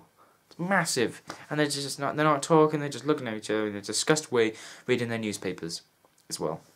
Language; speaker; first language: English; native; English